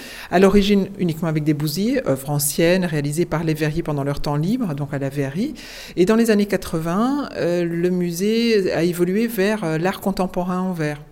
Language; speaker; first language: French; native; French